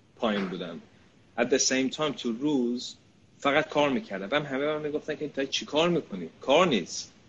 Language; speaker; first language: Persian; early bilingual, heritage; Persian